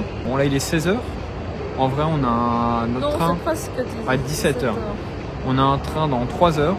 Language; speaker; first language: French; native; French